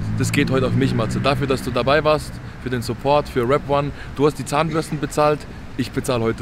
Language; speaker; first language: German; native; German